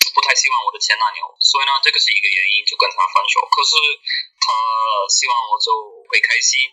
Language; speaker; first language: Chinese; non-native, learner; English